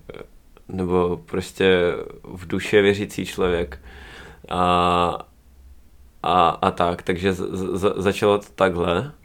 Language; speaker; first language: Czech; non-native, fluent; Russian